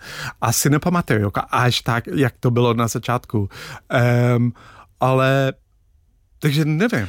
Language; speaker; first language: Czech; non-native, fluent; English